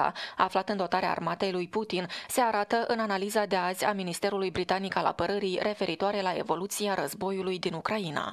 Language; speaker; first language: Romanian; native; Romanian